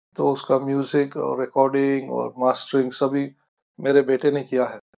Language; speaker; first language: Hindi; non-native, local second language; Marathi